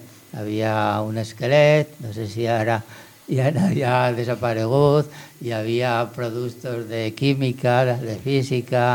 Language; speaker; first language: Catalan; non-native, local second language; Spanish